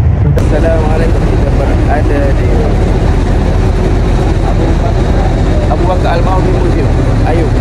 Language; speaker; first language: Malay; native; Malay